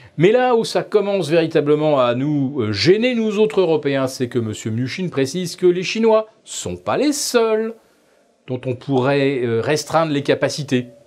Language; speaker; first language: French; native; French